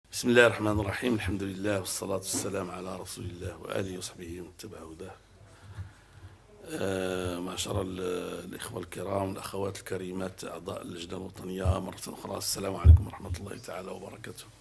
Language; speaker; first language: Arabic; native; Arabic